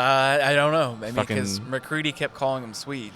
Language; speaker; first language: English; native; English